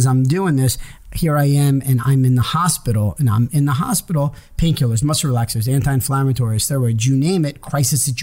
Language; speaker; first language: English; early bilingual, other home language; Hebrew